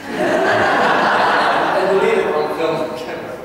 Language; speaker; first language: English; non-native, fluent; Lithuanian